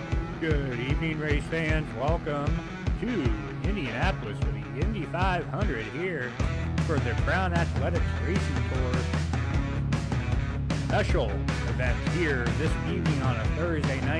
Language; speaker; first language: English; native; English